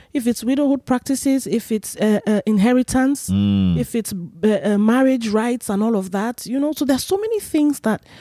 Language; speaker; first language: English; non-native, local second language; Igbo